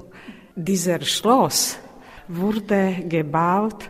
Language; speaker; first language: German; non-native, learner; Czech